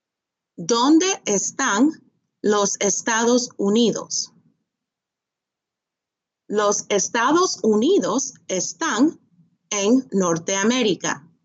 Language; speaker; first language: Spanish; non-native, fluent; English